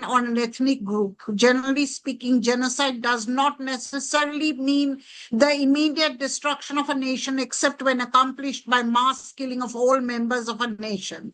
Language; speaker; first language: English; non-native, local second language; Bangla